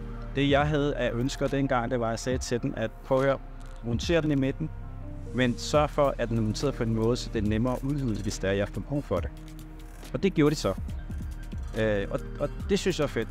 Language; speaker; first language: Danish; non-native, fluent; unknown